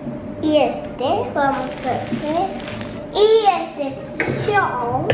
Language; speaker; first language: Spanish; early bilingual, heritage; Spanish